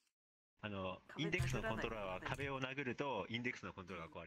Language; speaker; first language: Japanese; native; Japanese